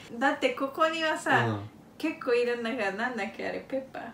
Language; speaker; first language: Japanese; non-native, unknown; Spanish